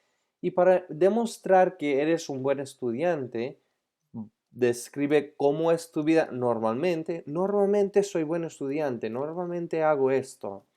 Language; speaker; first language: Spanish; non-native, fluent; English